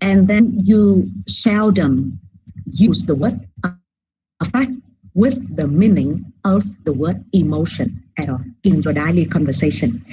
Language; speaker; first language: English; non-native, fluent; Vietnamese